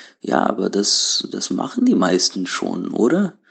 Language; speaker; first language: German; non-native, learner; Portuguese